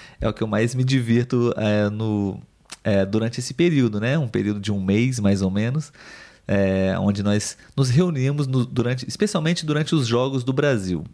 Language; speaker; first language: Portuguese; native; Portuguese